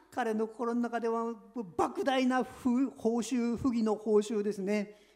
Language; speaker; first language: Japanese; native; Japanese